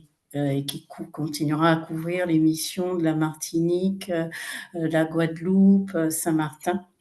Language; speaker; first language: French; native; French